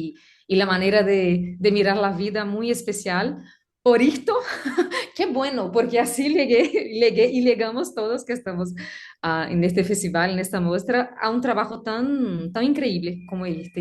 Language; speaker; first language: Spanish; non-native, learner; Portuguese